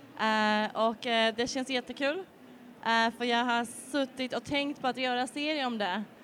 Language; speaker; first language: Swedish; non-native, fluent; Polish